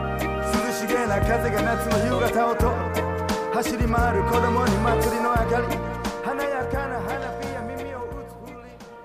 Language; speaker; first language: Japanese; native; Japanese